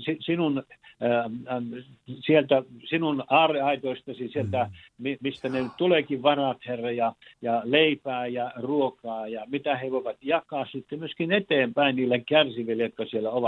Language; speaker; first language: Finnish; native; Finnish